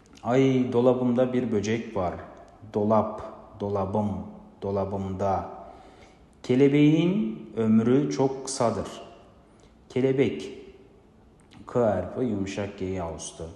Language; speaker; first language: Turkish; non-native, fluent; Kazakh